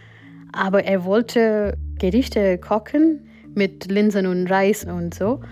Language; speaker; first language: German; non-native, fluent; Gujarati